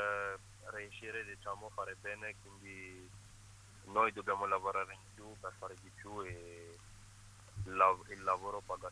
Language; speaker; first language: Italian; non-native, fluent; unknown